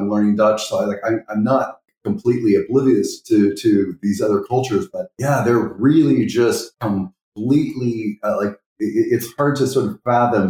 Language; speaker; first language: English; native; English